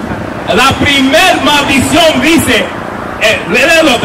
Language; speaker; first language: Spanish; non-native, learner; English